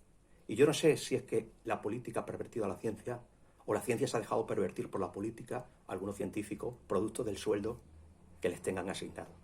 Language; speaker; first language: Spanish; native; Spanish